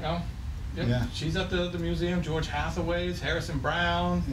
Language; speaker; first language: English; native; English